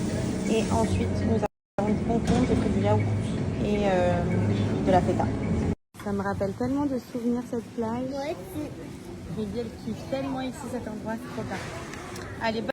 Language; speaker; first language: French; native; French